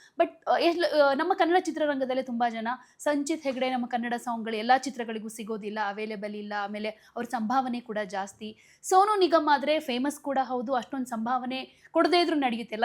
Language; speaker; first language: Kannada; native; Kannada